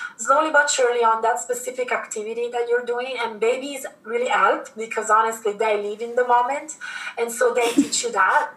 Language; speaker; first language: English; non-native, fluent; Italian